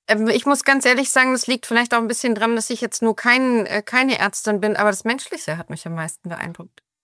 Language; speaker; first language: German; native; German